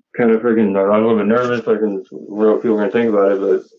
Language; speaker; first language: English; native; English